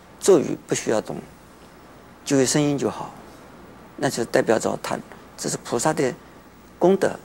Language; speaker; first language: Chinese; native; Chinese